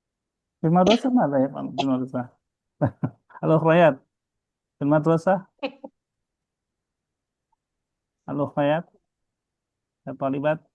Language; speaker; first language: Arabic; non-native, fluent; Indonesian